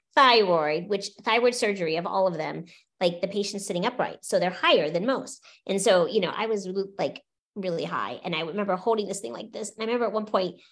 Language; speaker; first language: English; native; English